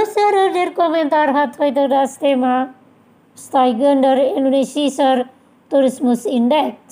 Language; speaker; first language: German; non-native, learner; Indonesian